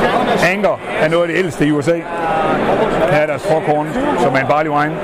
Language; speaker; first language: Danish; native; Danish